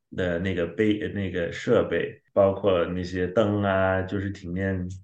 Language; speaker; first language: Chinese; non-native, fluent; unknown